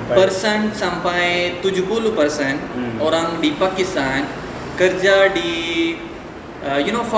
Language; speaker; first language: Indonesian; non-native, learner; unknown